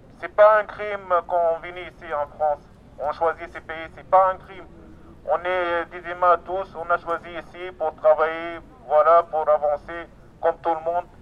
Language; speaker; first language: French; non-native, learner; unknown